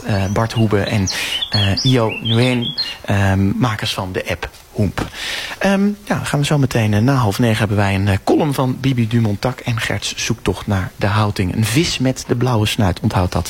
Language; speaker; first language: Dutch; native; Dutch